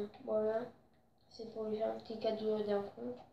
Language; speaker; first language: French; native; French